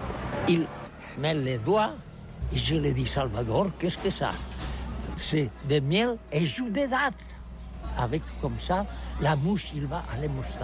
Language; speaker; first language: French; non-native, learner; Catalan